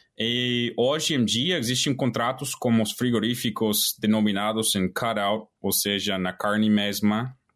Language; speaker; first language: Portuguese; non-native, fluent; English